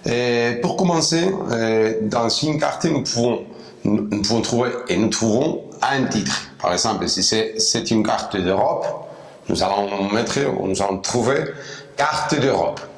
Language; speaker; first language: French; non-native, fluent; Spanish